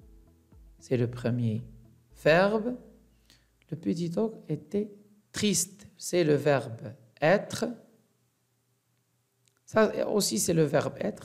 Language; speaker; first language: French; non-native, local second language; Arabic